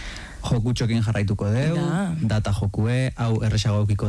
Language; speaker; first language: Basque; native; Basque